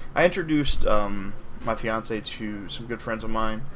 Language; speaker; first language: English; native; English